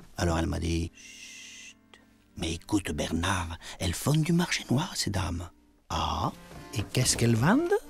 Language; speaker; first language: French; early bilingual, other home language; German